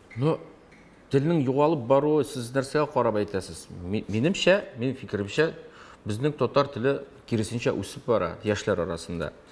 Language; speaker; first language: Tatar; non-native, local second language; Russian